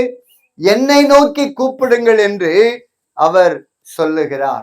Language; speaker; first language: Tamil; native; Tamil